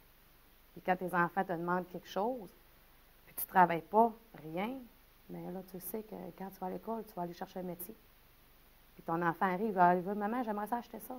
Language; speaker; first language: French; native; French